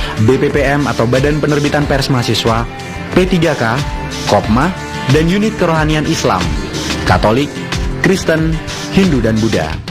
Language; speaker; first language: Indonesian; native; Indonesian